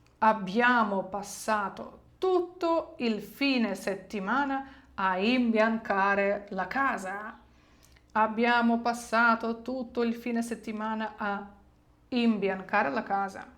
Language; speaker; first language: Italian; non-native, fluent; Ukrainian